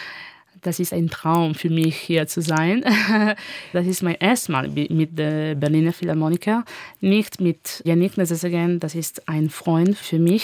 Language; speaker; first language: German; non-native, learner; Italian